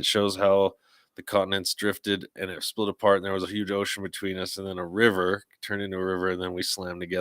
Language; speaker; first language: English; native; English